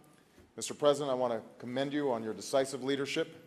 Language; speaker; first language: English; native; English